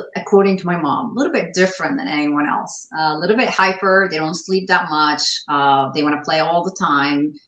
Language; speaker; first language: English; non-native, fluent; Arabic